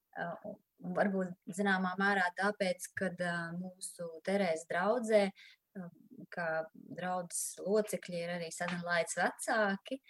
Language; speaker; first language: Latvian; native; Latvian